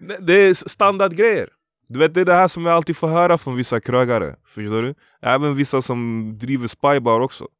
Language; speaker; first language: Swedish; early bilingual, other home language; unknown